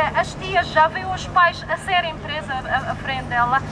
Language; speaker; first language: Portuguese; non-native, fluent; Arabic